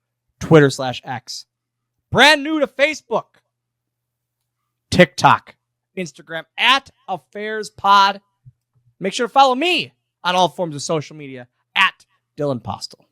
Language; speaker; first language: English; native; English